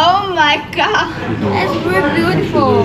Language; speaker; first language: English; non-native, learner; Chinese